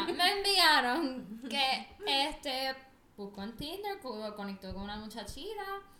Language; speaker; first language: Spanish; native; Spanish